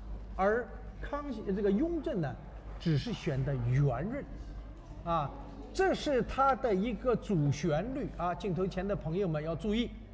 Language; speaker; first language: Chinese; native; Chinese